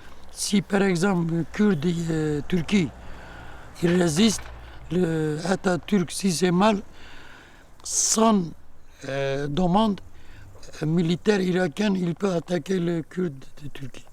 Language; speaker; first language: French; non-native, learner; Kurdish